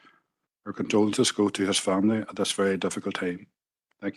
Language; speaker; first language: English; native; English